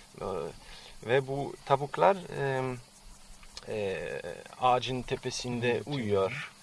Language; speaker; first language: Turkish; non-native, fluent; French